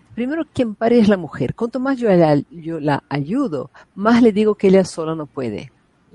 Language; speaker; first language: Spanish; non-native, fluent; Portuguese